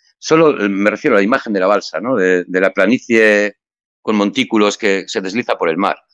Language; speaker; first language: Spanish; native; Spanish